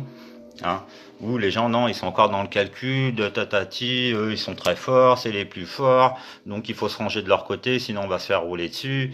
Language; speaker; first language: French; native; French